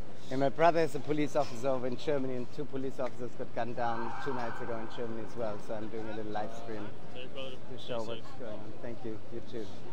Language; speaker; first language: English; non-native, fluent; German